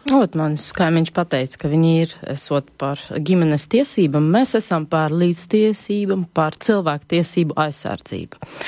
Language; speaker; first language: Latvian; non-native, local second language; Russian